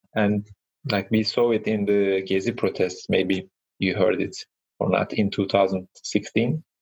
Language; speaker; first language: English; non-native, fluent; Turkish